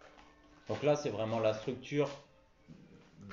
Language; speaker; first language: French; native; French